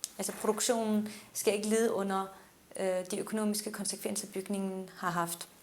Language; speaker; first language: Danish; early bilingual, other home language; Turkish